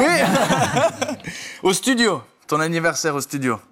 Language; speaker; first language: French; native; French